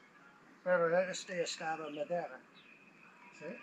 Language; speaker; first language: Spanish; non-native, learner; English